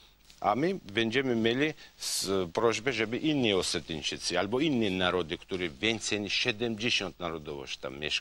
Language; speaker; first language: Polish; non-native, fluent; Georgian